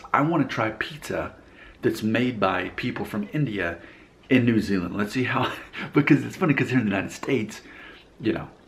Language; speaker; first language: English; native; English